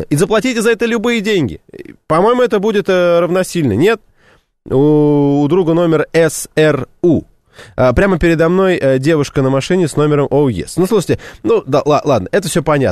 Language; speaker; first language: Russian; native; Russian